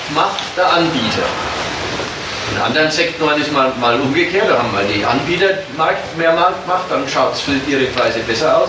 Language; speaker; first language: German; native; German